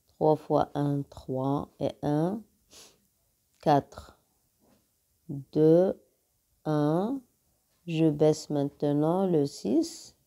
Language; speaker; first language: French; non-native, local second language; Arabic